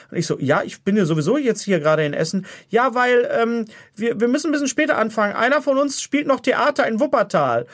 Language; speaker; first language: German; native; German